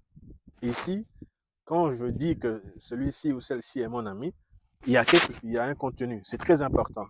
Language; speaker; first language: French; non-native, local second language; Kongo